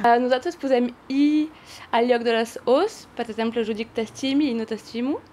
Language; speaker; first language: Catalan; non-native, local second language; French